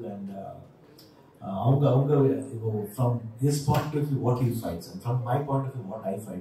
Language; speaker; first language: Tamil; non-native, learner; Kannada